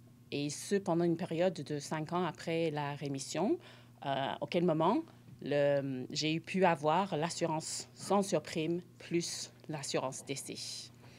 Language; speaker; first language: French; non-native, fluent; English